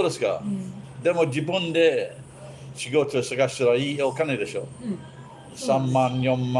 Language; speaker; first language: Japanese; non-native, learner; English